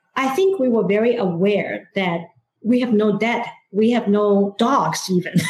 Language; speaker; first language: English; non-native, fluent; Chinese